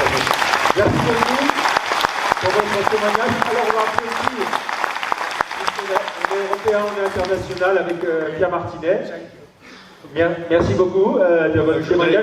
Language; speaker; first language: French; native; French